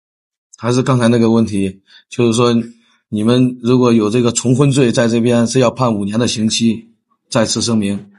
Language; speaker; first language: Chinese; native; Chinese